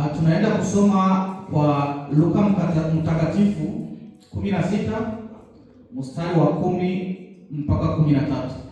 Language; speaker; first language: Swahili; non-native, local second language; Rundi